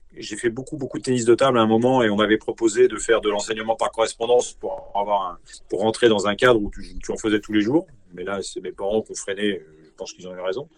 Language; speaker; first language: French; native; French